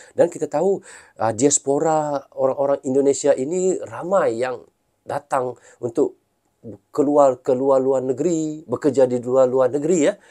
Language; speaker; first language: Malay; native; Malay